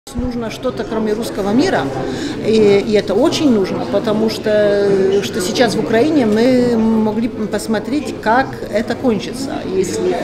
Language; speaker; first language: Russian; non-native, fluent; Polish